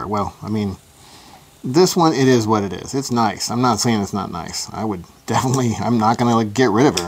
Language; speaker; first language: English; native; English